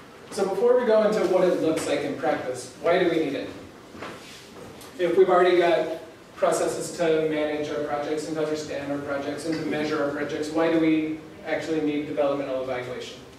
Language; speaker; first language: English; native; English